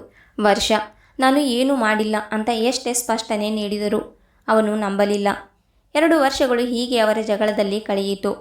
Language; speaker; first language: Kannada; native; Kannada